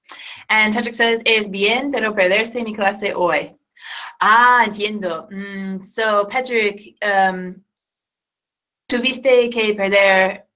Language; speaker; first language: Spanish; non-native, fluent; English